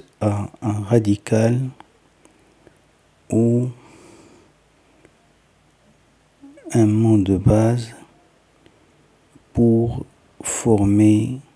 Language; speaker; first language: French; non-native, learner; Arabic